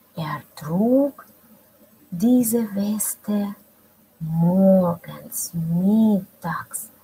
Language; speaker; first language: German; non-native, fluent; Russian